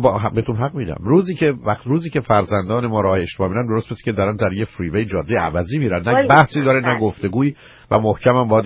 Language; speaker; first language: Persian; native; Persian